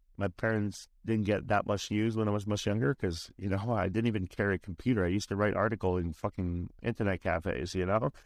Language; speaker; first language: English; native; English